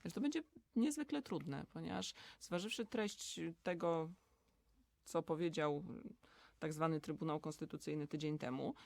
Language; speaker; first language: Polish; native; Polish